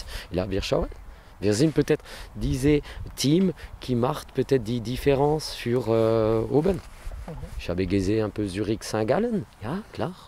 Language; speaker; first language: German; non-native, learner; French